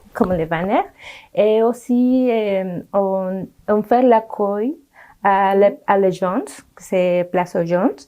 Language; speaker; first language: French; non-native, learner; Spanish